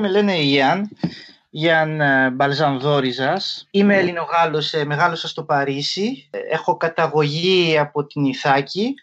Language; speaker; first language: Greek; early bilingual, other home language; French